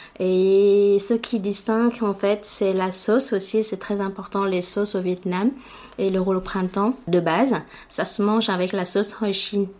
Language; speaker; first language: French; non-native, fluent; Vietnamese